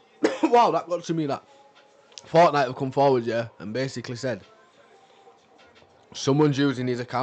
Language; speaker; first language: English; native; English